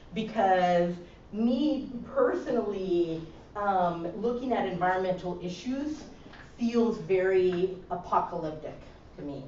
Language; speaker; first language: English; early bilingual, other home language; Spanish